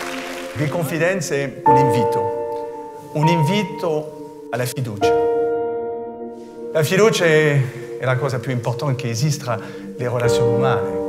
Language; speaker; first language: Italian; non-native, fluent; French